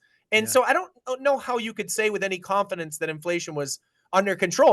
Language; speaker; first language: English; native; English